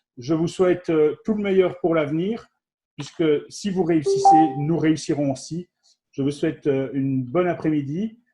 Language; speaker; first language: French; native; French